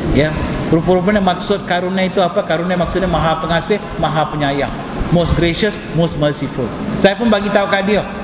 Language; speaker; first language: Malay; non-native, local second language; Tamil